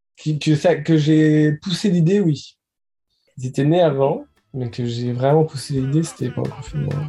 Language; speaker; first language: French; native; French